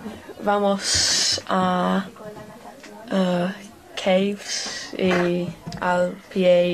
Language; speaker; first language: Spanish; non-native, learner; English